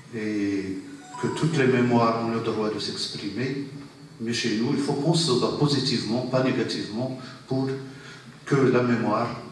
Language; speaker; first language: French; non-native, local second language; Arabic